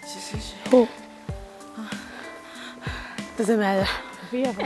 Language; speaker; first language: English; non-native, learner; Chinese